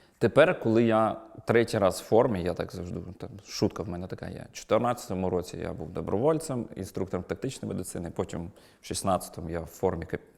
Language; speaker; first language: Ukrainian; non-native, local second language; Russian